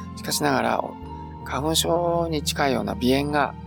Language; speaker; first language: Japanese; native; Japanese